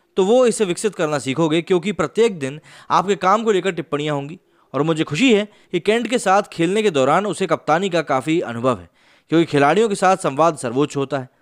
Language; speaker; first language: Hindi; native; Hindi